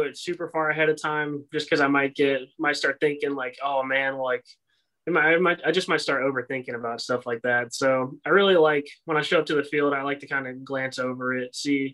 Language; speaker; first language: English; native; English